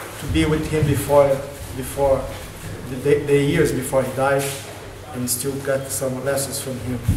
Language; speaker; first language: English; non-native, learner; Portuguese